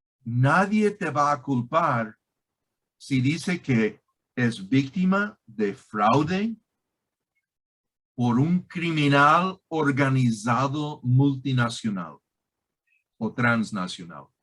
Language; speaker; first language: Spanish; non-native, fluent; English